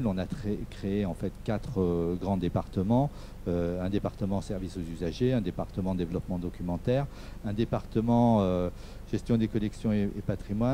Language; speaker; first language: French; native; French